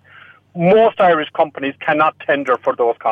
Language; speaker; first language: English; non-native, local second language; Irish